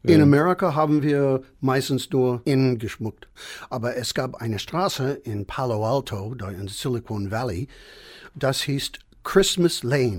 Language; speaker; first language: German; non-native, fluent; English